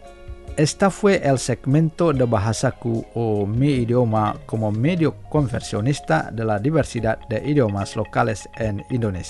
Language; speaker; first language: Spanish; non-native, fluent; Indonesian